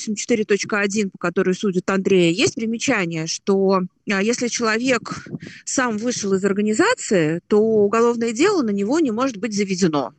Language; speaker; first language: Russian; native; Russian